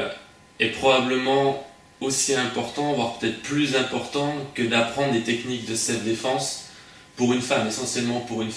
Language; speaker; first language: French; native; French